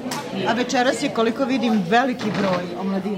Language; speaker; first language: Serbian; native; Serbian